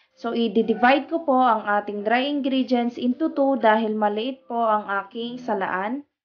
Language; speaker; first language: Filipino; native; Filipino